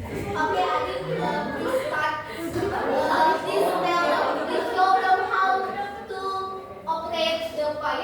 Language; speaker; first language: English; non-native, learner; Indonesian